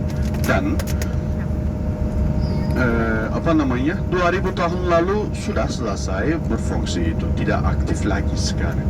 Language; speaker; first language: Indonesian; non-native, fluent; Turkish